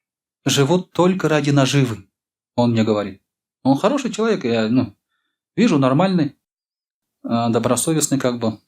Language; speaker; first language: Russian; non-native, local second language; Tatar